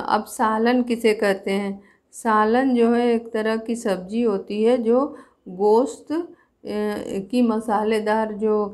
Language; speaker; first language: Hindi; native; Hindi